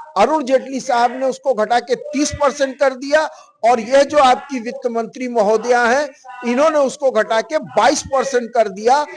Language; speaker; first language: Hindi; native; Hindi